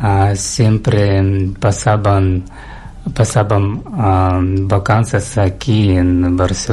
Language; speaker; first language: Catalan; non-native, learner; Russian